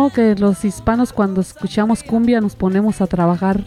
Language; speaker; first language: Spanish; native; Spanish